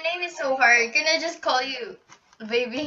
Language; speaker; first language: English; non-native, learner; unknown